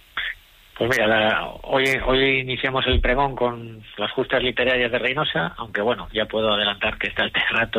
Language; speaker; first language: Spanish; native; Spanish